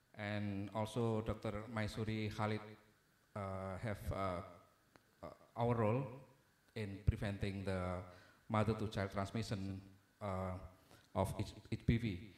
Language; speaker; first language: English; non-native, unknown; Indonesian